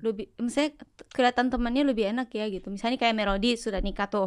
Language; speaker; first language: Indonesian; non-native, fluent; Japanese